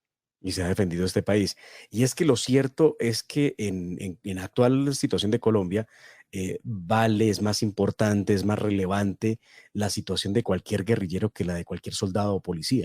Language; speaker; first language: Spanish; native; Spanish